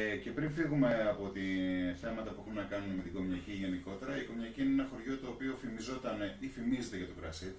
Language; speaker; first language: Greek; native; Greek